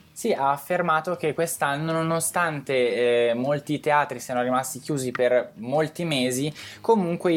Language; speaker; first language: Italian; native; Italian